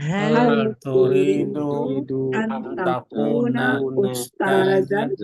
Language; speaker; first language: Arabic; non-native, learner; Indonesian